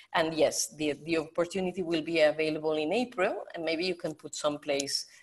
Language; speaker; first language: English; non-native, fluent; Spanish